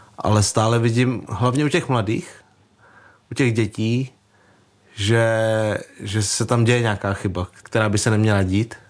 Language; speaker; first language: Czech; early bilingual, other home language; Vietnamese